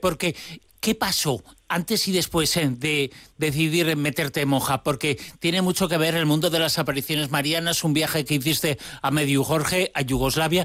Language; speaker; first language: Spanish; native; Spanish